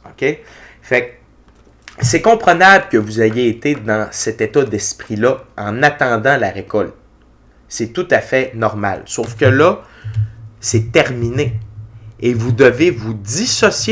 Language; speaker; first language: French; native; French